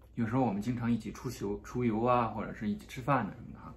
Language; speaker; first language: Japanese; non-native, fluent; Chinese